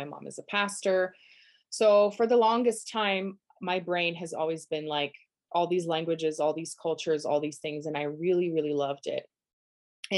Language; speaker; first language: English; non-native, fluent; Portuguese